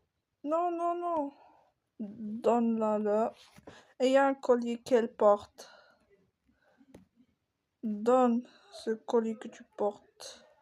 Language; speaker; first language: French; native; French